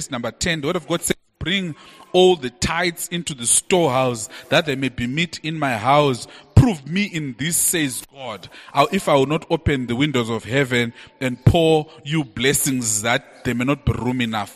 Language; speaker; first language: English; non-native, local second language; Shona